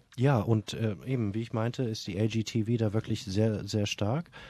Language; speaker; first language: German; native; German